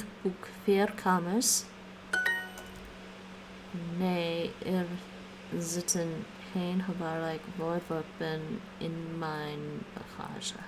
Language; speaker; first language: Dutch; non-native, learner; English